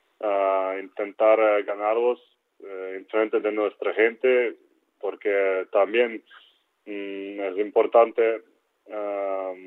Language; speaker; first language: Spanish; non-native, learner; Ukrainian